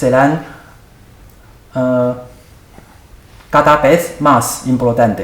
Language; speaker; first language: Spanish; non-native, learner; Chinese